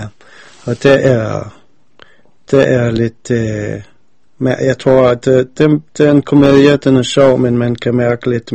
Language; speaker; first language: Danish; non-native, fluent; English